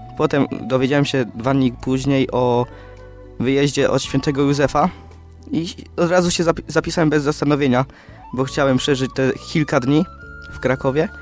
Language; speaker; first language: Polish; native; Polish